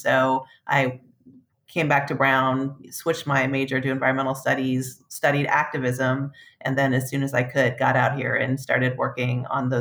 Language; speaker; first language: English; native; English